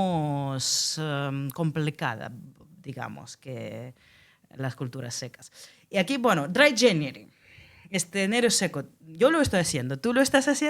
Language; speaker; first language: Spanish; non-native, fluent; Russian